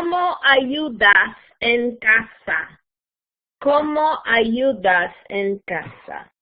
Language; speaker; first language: Spanish; non-native, fluent; English